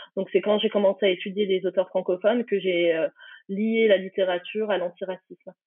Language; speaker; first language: French; early bilingual, other home language; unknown